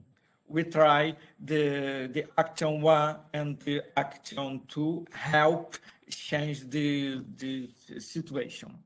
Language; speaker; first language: English; non-native, learner; Portuguese